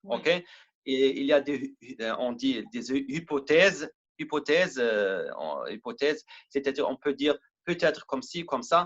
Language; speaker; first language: French; non-native, learner; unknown